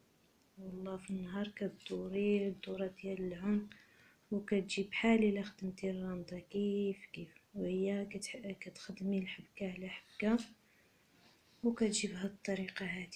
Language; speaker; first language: Arabic; native; Arabic